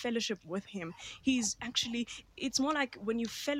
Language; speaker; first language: English; non-native, local second language; Xhosa